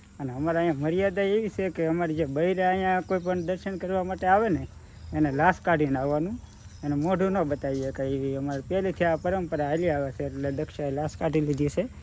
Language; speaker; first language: Gujarati; native; Gujarati